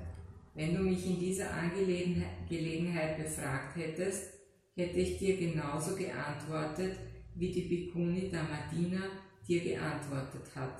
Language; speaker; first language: German; native; German